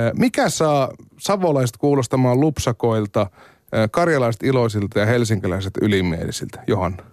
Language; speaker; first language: Finnish; native; Finnish